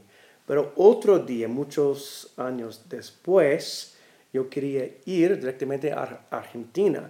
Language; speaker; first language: Spanish; non-native, learner; English